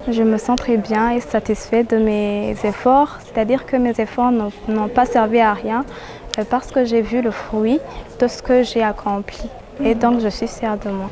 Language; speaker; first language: French; non-native, local second language; Rundi